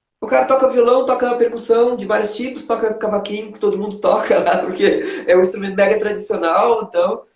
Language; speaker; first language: Portuguese; non-native, local second language; Kabuverdianu